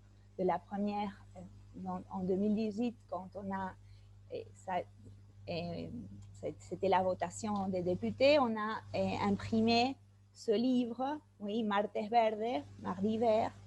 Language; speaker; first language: French; non-native, fluent; Spanish